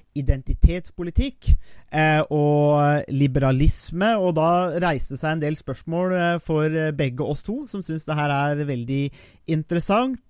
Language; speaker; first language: Norwegian; native; Norwegian